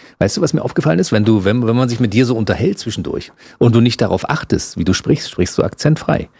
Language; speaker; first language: German; native; German